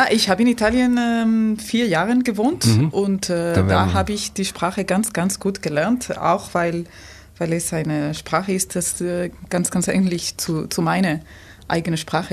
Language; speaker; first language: German; non-native, fluent; Spanish